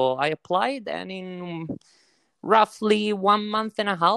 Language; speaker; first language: English; non-native, fluent; Italian